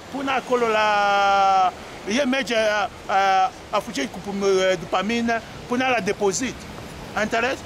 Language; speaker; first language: Romanian; non-native, learner; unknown